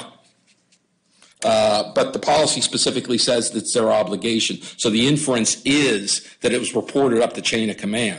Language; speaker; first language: English; native; English